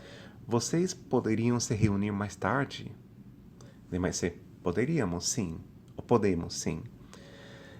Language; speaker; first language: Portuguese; non-native, fluent; English